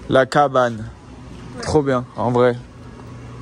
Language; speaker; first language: French; native; French